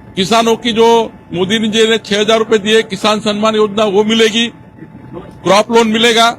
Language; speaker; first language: Hindi; non-native, local second language; Marathi